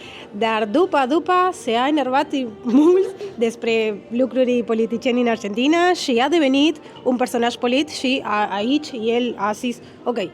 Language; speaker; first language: Romanian; non-native, learner; Spanish